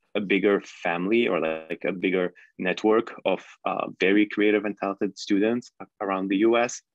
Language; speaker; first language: English; non-native, fluent; Arabic